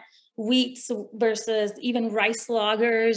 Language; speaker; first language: English; non-native, local second language; Hindi